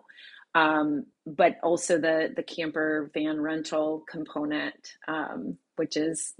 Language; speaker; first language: English; native; English